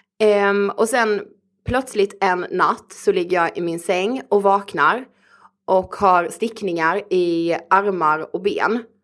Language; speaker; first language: Swedish; native; Swedish